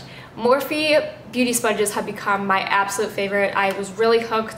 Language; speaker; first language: English; native; English